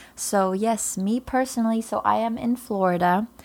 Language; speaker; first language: English; non-native, fluent; German